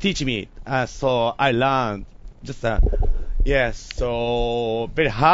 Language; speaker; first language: English; non-native, learner; Japanese